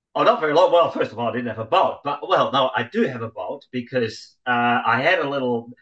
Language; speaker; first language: English; non-native, fluent; Dutch